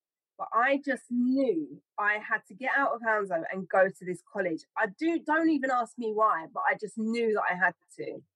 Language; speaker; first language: English; native; English